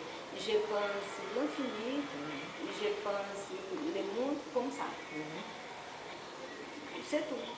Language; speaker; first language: French; non-native, learner; Portuguese